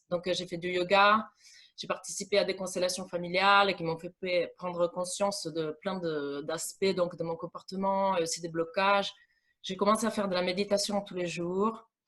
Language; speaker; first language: French; non-native, fluent; Italian